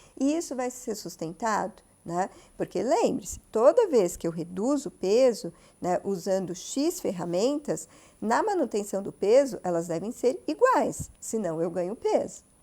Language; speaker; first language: Portuguese; native; Portuguese